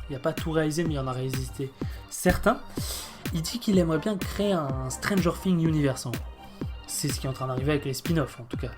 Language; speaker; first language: French; native; French